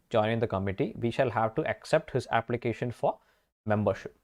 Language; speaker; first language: English; non-native, local second language; Malayalam